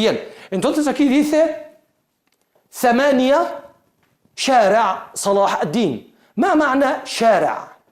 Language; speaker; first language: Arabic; non-native, fluent; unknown